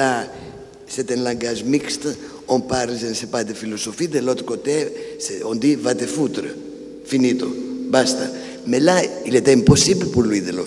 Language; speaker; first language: French; non-native, fluent; Greek